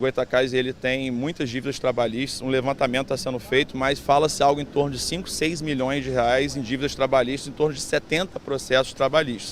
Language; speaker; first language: Portuguese; native; Portuguese